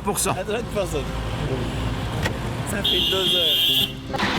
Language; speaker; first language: French; native; French